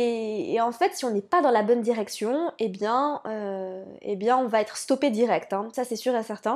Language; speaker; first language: French; native; French